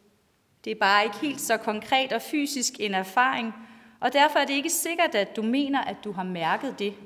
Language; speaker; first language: Danish; native; Danish